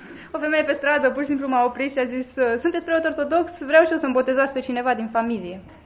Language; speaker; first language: Romanian; native; Romanian